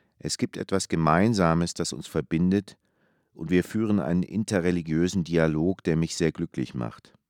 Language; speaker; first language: German; early bilingual, other home language; Turkish